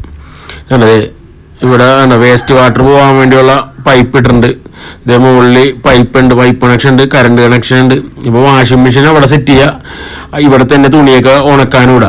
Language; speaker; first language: Malayalam; native; Malayalam